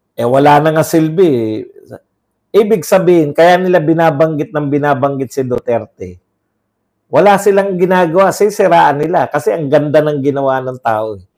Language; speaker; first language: Filipino; non-native, local second language; Iloko